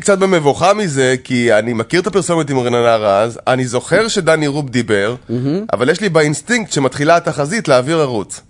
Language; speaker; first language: Hebrew; native; Hebrew